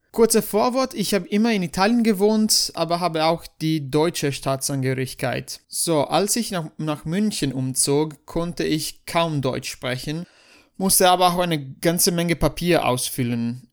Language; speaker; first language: German; non-native, fluent; Italian